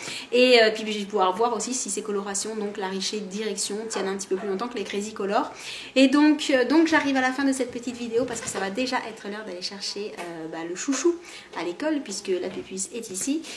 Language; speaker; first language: French; native; French